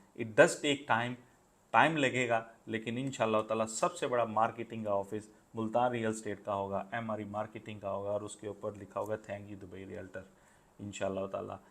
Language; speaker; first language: Urdu; non-native, local second language; Punjabi